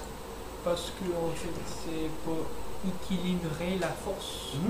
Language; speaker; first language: French; non-native, learner; English